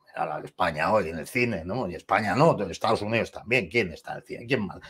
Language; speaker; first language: Spanish; native; Spanish